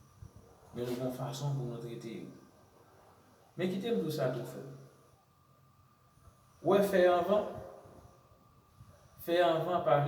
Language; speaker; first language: French; non-native, learner; Haitian Creole